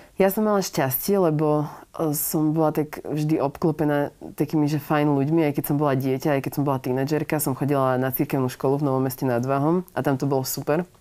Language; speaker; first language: Slovak; native; Slovak